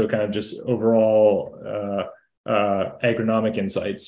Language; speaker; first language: English; native; English